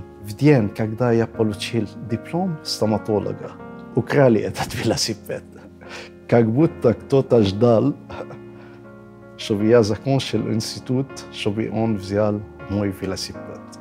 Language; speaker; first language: Russian; non-native, fluent; Arabic